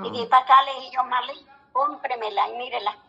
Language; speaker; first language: Spanish; native; Spanish